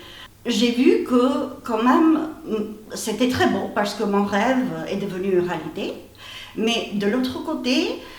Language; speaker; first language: French; non-native, fluent; Albanian